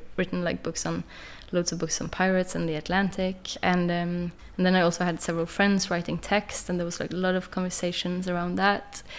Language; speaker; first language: English; non-native, fluent; Norwegian